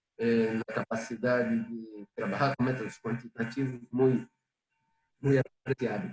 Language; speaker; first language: Spanish; non-native, fluent; Portuguese